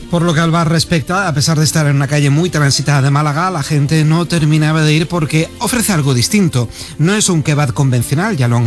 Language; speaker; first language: Spanish; native; Spanish